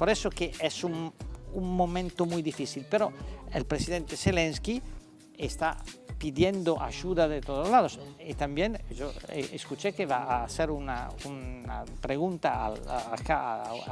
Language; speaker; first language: Spanish; non-native, fluent; Italian